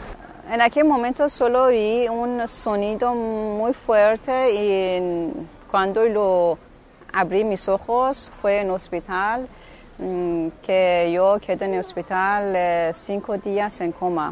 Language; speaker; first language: Spanish; non-native, learner; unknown